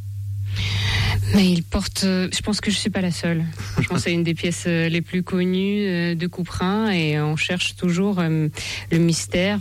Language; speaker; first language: French; non-native, fluent; Russian